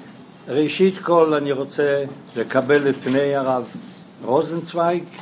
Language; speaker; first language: Hebrew; non-native, fluent; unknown